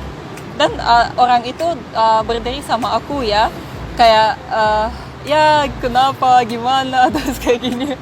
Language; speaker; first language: Indonesian; non-native, fluent; Russian